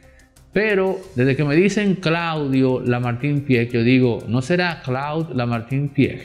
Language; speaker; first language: Spanish; native; Spanish